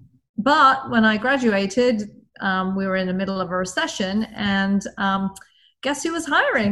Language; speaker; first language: English; native; English